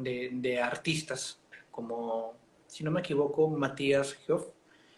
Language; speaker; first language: Spanish; native; Spanish